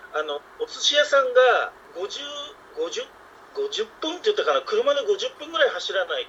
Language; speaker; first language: Japanese; native; Japanese